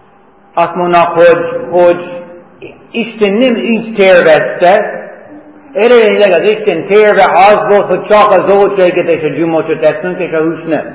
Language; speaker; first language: Hungarian; non-native, fluent; English